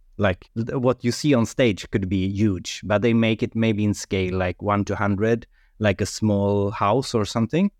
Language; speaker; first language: English; non-native, fluent; Swedish